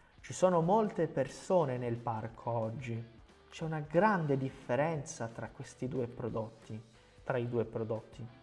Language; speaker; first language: Italian; non-native, fluent; Portuguese